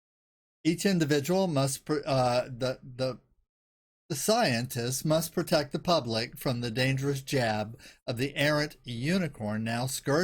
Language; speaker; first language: English; native; English